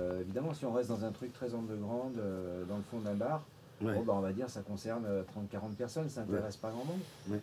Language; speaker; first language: French; native; French